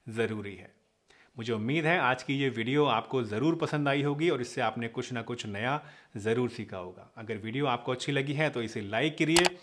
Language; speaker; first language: Hindi; native; Hindi